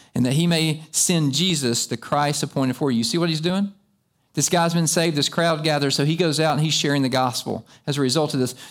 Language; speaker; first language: English; native; English